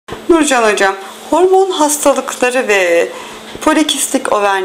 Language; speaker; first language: Turkish; native; Turkish